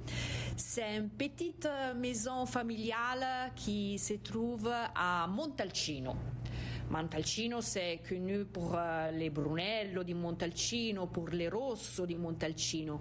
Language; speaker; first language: French; non-native, fluent; Italian